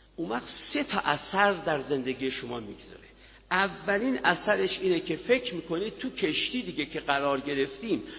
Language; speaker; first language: Persian; native; Persian